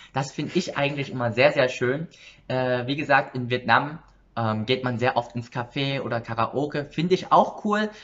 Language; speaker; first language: German; early bilingual, other home language; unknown